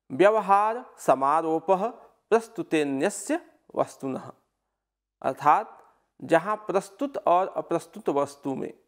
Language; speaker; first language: Hindi; native; Hindi